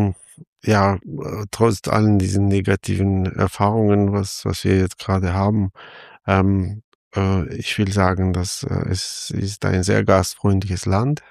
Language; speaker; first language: German; non-native, fluent; Armenian